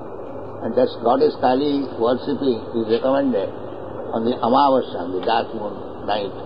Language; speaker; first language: English; non-native, local second language; Bangla